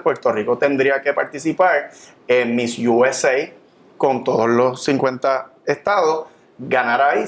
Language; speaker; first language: Spanish; native; Spanish